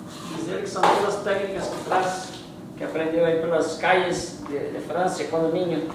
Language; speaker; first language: Spanish; non-native, fluent; Portuguese